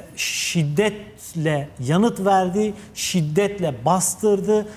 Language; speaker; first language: Turkish; native; Turkish